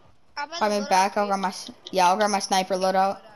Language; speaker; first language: English; native; English